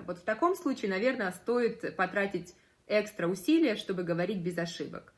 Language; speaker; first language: Russian; native; Russian